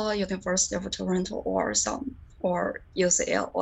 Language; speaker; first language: English; non-native, learner; Chinese